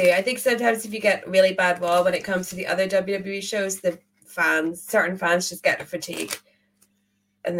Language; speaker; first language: English; native; English